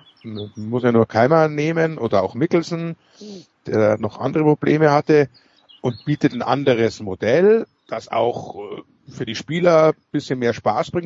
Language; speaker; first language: German; native; German